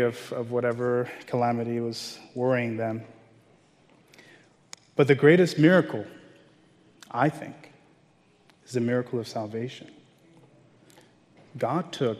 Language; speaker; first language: English; non-native, local second language; Yoruba